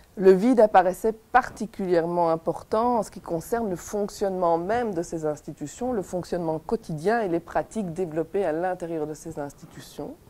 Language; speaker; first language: French; native; French